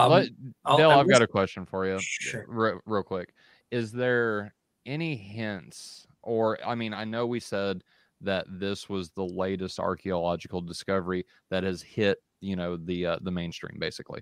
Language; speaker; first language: English; native; English